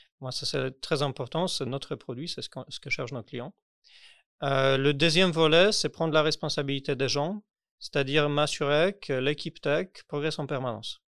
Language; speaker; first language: French; non-native, fluent; Polish